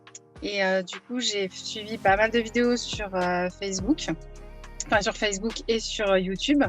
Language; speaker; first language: French; native; French